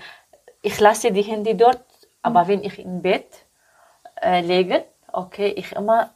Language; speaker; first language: German; non-native, learner; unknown